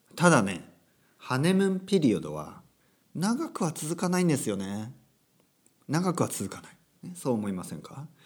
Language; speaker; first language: Japanese; native; Japanese